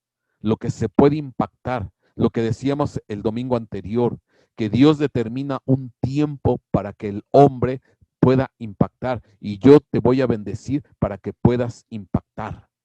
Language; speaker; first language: Spanish; native; Spanish